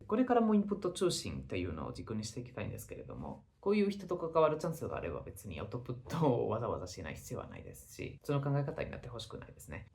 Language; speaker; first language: Japanese; non-native, fluent; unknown